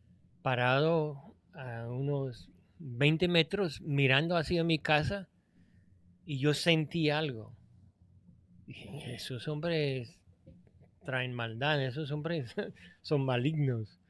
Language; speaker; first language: Spanish; non-native, fluent; English